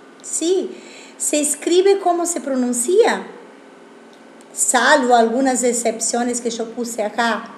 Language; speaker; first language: Spanish; non-native, fluent; Italian